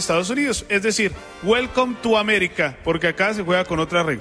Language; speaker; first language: Spanish; native; Spanish